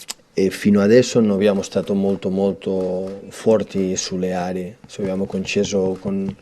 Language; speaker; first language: Italian; non-native, fluent; Catalan